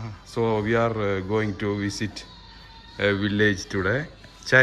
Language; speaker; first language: English; non-native, fluent; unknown